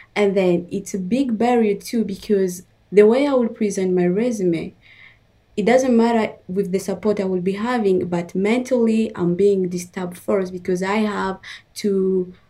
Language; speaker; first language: English; non-native, fluent; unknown